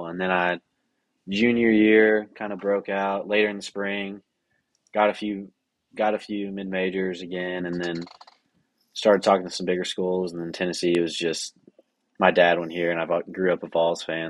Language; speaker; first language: English; native; English